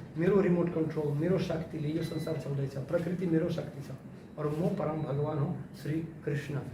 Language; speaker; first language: Nepali; non-native, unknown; Russian